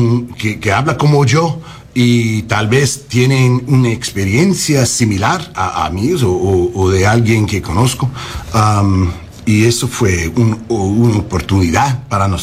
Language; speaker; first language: Spanish; non-native, learner; English